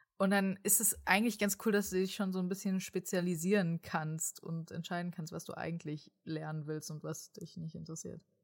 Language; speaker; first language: German; native; German